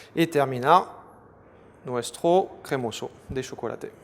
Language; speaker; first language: Spanish; non-native, fluent; French